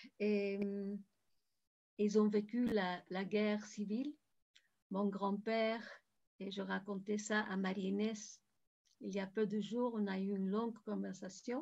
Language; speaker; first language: French; non-native, fluent; Spanish